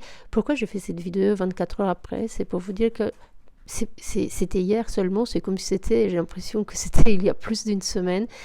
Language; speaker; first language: French; native; French